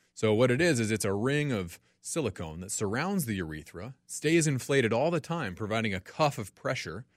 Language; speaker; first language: English; native; English